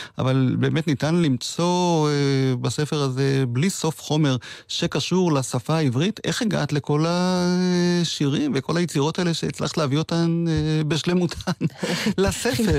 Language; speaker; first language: Hebrew; native; Hebrew